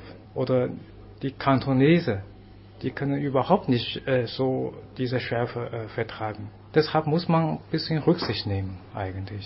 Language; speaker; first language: German; non-native, fluent; Chinese